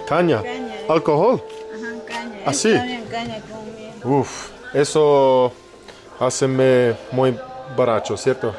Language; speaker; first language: Spanish; non-native, learner; English